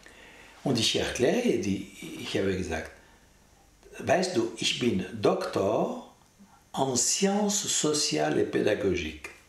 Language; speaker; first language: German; non-native, local second language; French